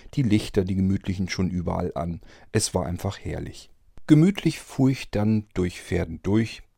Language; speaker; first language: German; native; German